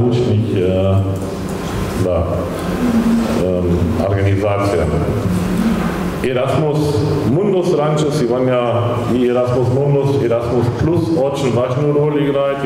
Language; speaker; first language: Russian; non-native, fluent; German